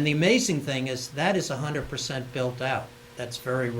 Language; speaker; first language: English; native; English